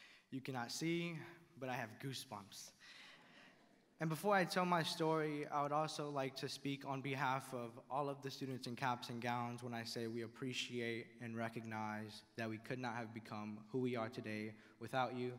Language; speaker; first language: English; early bilingual, other home language; Spanish